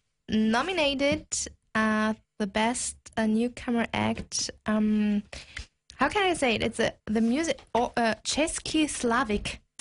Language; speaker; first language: English; non-native, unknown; German